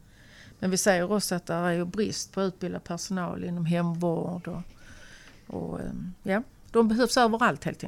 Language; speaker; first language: Swedish; native; Swedish